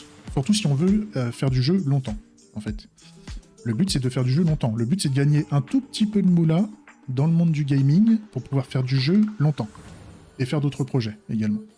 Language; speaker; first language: French; native; French